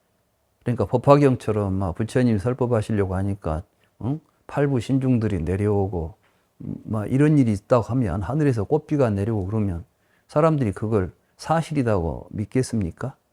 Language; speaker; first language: Korean; native; Korean